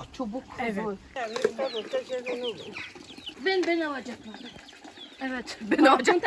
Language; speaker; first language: Turkish; non-native, learner; Russian